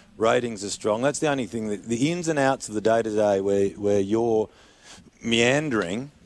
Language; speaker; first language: English; native; English